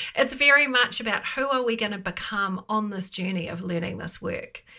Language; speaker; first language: English; native; English